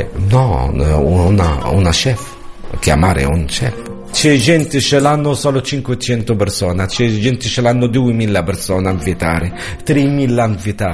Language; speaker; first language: Italian; non-native, learner; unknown